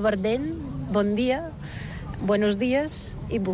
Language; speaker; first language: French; non-native, learner; Bulgarian